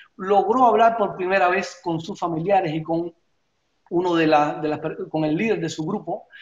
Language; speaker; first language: Spanish; native; Spanish